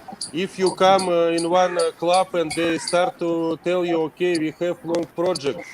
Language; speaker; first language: English; non-native, learner; Russian